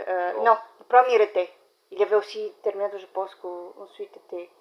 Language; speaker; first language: French; non-native, learner; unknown